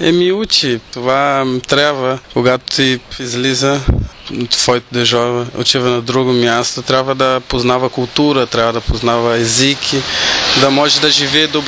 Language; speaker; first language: Bulgarian; non-native, learner; Portuguese